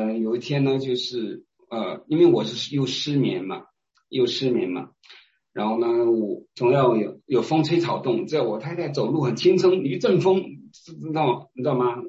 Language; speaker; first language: Chinese; non-native, local second language; Hakka Chinese